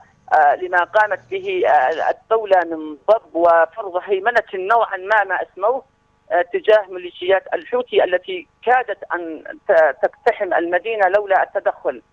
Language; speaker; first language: Arabic; native; Arabic